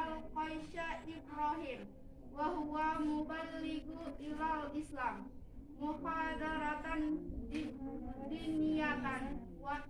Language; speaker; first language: Arabic; non-native, learner; Indonesian